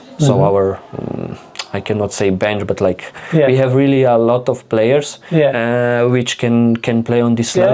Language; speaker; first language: English; non-native, fluent; Slovenian